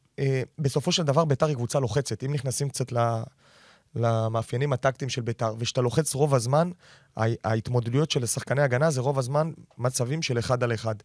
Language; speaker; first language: Hebrew; native; Hebrew